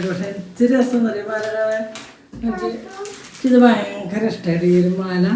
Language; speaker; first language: Malayalam; native; Malayalam